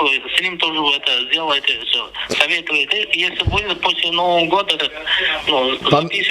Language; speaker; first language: Russian; non-native, learner; Turkmen